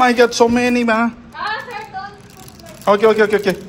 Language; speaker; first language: English; non-native, learner; Indonesian